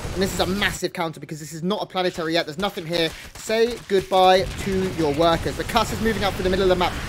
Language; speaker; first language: English; native; English